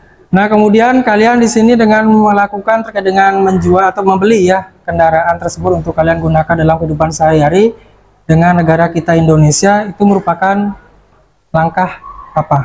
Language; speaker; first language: Indonesian; native; Indonesian